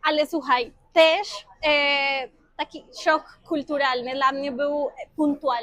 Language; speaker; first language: Polish; non-native, fluent; Spanish